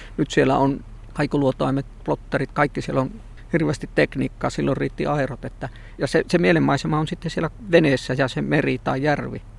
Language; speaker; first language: Finnish; native; Finnish